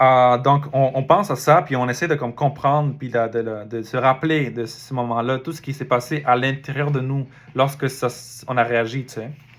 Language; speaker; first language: French; native; French